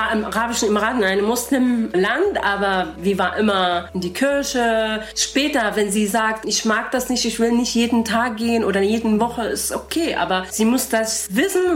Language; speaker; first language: German; non-native, learner; Arabic